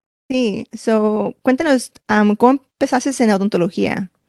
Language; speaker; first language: Spanish; early bilingual, heritage; Spanish